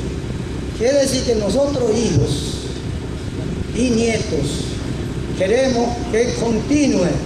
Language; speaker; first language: Spanish; non-native, learner; Japanese